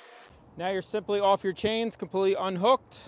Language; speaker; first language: English; native; English